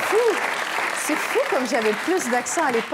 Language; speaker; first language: French; native; French